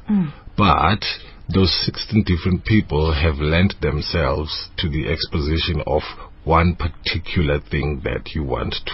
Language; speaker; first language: English; non-native, local second language; Zulu